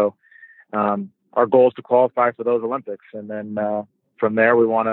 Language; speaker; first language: English; native; English